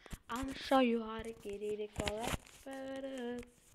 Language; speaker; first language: English; non-native, learner; German